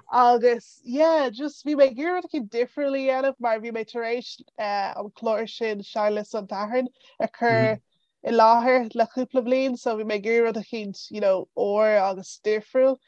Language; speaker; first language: Irish; non-native, local second language; English